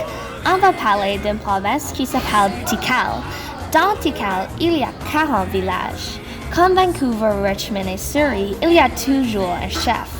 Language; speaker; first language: French; non-native, learner; English